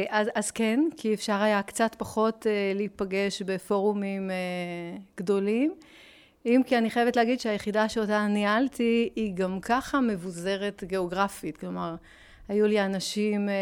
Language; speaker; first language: Hebrew; early bilingual, other home language; French